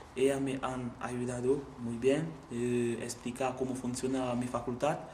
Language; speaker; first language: Spanish; non-native, learner; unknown